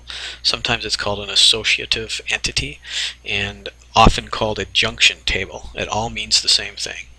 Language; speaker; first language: English; native; English